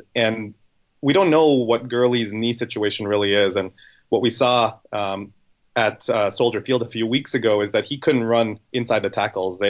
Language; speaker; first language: English; native; English